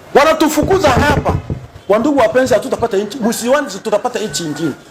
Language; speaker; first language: Swahili; native; Swahili